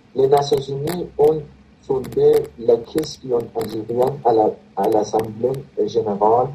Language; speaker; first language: French; non-native, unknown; Persian